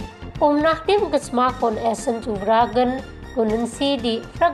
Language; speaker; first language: German; non-native, fluent; Indonesian